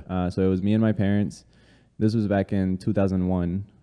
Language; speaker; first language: English; early bilingual, other home language; Spanish